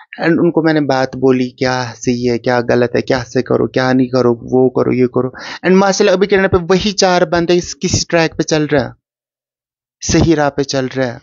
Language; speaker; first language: Hindi; non-native, local second language; Kashmiri